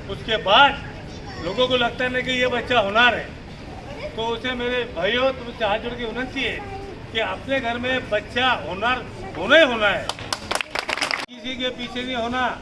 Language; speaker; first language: Hindi; non-native, local second language; Marathi